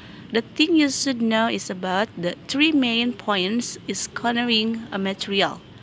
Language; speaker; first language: English; non-native, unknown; Indonesian